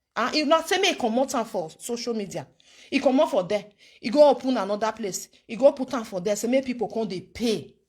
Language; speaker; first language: Nigerian Pidgin; non-native, local second language; Bini